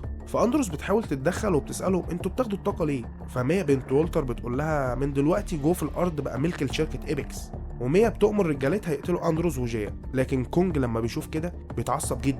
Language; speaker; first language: Arabic; native; Arabic